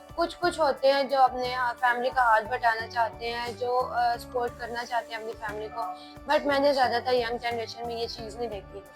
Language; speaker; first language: Urdu; native; Urdu